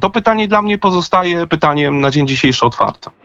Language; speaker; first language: Polish; native; Polish